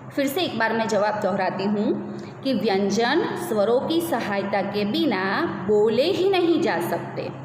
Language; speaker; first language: Hindi; non-native, local second language; Gujarati